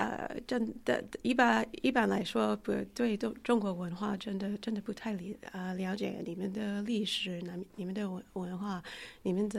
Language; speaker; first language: Chinese; non-native, fluent; English